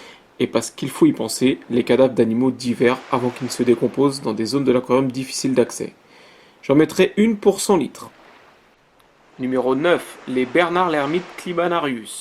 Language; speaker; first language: French; native; French